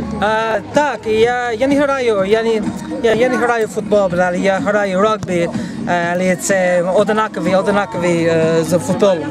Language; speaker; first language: Ukrainian; non-native, learner; English